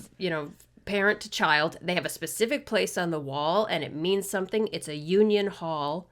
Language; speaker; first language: English; native; English